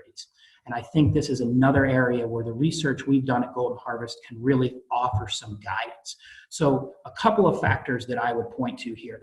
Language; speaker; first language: English; native; English